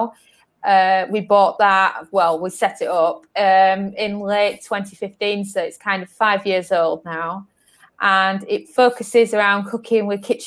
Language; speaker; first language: English; native; English